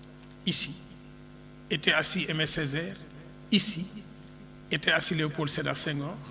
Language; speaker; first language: French; non-native, local second language; Wolof